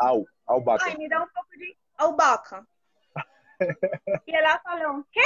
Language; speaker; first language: Portuguese; non-native, fluent; Spanish